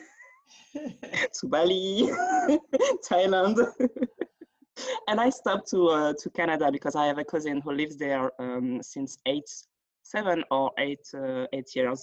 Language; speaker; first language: English; non-native, fluent; French